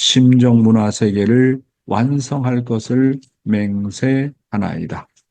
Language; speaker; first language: Korean; native; Korean